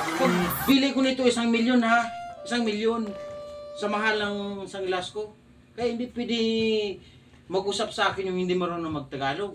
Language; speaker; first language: Filipino; non-native, local second language; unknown